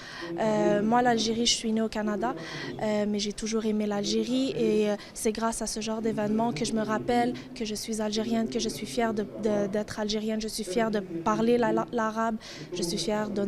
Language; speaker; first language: French; early bilingual, other home language; Arabic